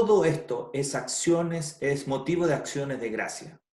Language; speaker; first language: Spanish; native; Spanish